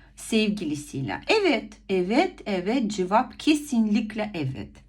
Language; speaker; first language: Turkish; non-native, fluent; Ukrainian